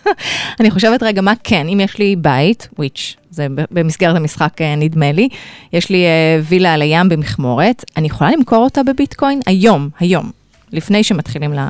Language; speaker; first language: Hebrew; native; Hebrew